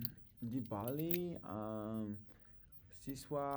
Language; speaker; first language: Indonesian; non-native, learner; English